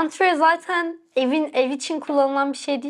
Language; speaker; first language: Turkish; native; Turkish